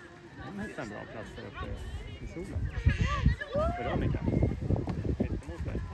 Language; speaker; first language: Swedish; native; Swedish